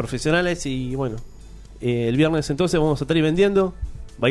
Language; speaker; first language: Spanish; native; Spanish